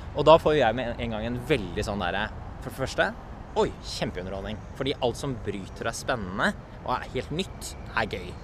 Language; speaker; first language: Norwegian; native; Norwegian